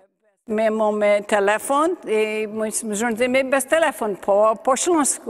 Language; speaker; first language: Polish; early bilingual, heritage; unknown